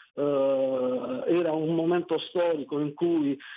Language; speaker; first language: Italian; native; Italian